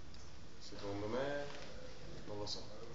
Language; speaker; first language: Italian; non-native, learner; German